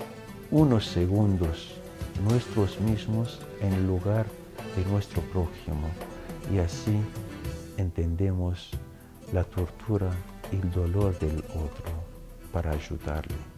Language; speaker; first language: Spanish; non-native, fluent; Arabic